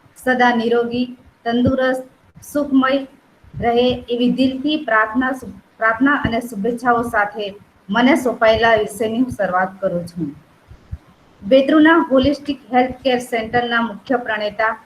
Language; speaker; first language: Gujarati; non-native, local second language; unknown